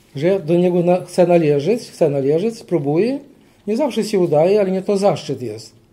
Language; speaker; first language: Polish; early bilingual, heritage; Polish